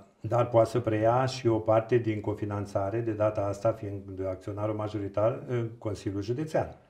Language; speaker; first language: Romanian; native; Romanian